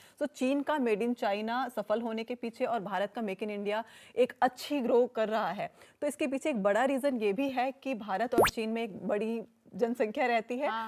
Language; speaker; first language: Hindi; native; Hindi